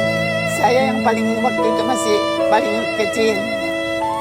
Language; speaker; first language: Indonesian; non-native, local second language; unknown